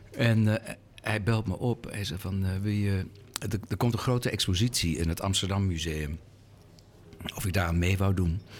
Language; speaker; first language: Dutch; early bilingual, other home language; English